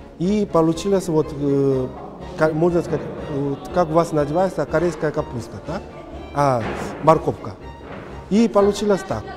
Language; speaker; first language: Russian; non-native, learner; Korean